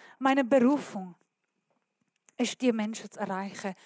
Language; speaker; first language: German; non-native, learner; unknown